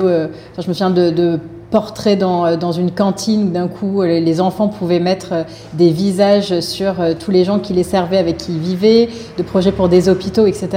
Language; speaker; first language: French; native; French